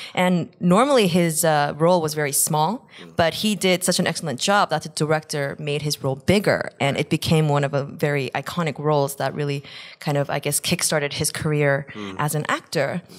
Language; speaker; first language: English; early bilingual, other home language; Korean